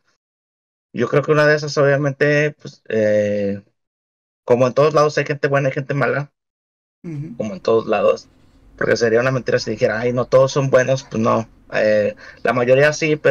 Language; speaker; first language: Spanish; native; Spanish